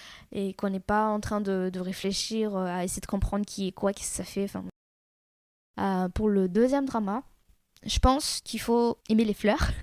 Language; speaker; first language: French; native; French